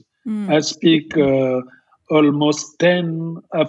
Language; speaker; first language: English; non-native, fluent; French